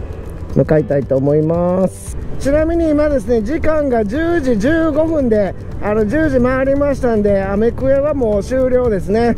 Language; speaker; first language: Japanese; native; Japanese